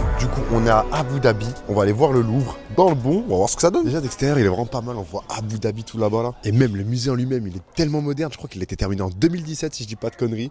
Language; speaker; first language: French; native; French